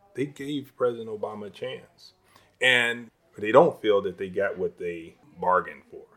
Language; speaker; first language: English; native; English